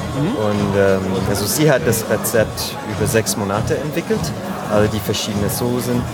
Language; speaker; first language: German; non-native, fluent; French